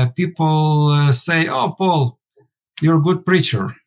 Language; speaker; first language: English; non-native, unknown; Ukrainian